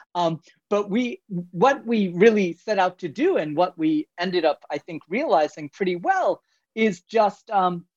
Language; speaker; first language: English; native; English